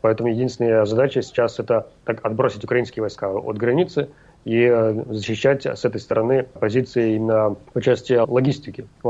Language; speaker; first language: Russian; native; Russian